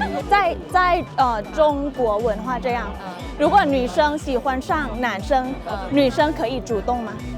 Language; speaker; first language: Chinese; non-native, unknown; Thai